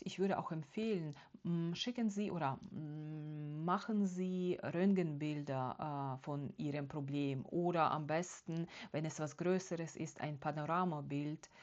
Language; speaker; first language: German; non-native, fluent; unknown